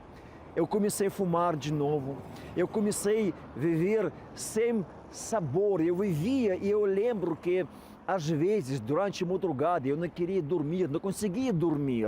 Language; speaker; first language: Portuguese; non-native, fluent; Russian